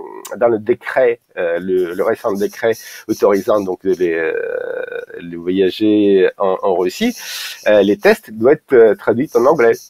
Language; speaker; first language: French; non-native, fluent; Russian